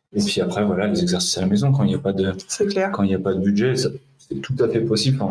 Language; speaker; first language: French; native; French